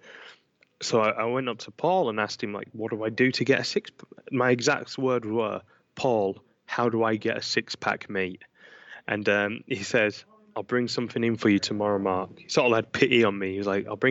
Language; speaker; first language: English; native; English